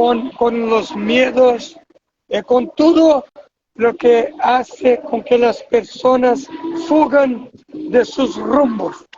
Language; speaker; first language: Spanish; non-native, fluent; Portuguese